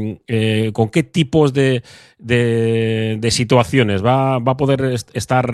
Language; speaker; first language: Spanish; native; Spanish